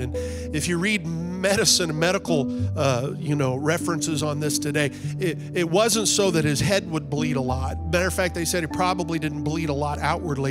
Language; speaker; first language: English; native; English